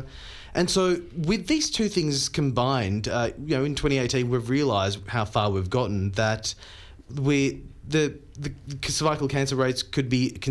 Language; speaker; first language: English; non-native, local second language; Hindi